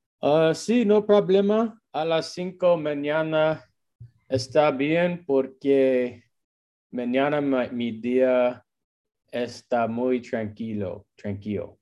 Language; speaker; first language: Spanish; non-native, learner; English